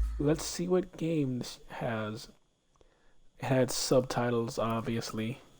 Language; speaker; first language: English; native; English